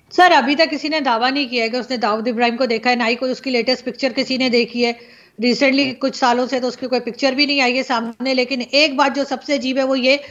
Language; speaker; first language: Urdu; native; Urdu